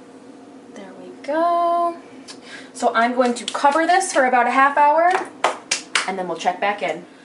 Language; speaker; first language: English; native; English